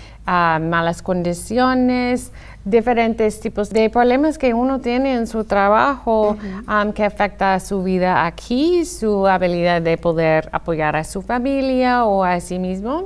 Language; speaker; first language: Spanish; non-native, fluent; English